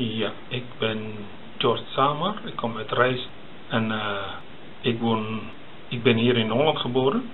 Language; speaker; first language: Dutch; early bilingual, other home language; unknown